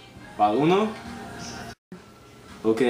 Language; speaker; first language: Spanish; non-native, learner; English